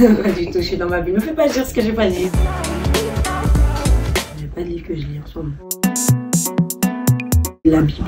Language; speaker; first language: French; native; French